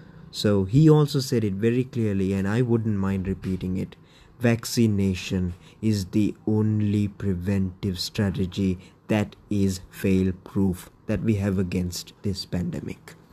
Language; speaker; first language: English; non-native, local second language; Tamil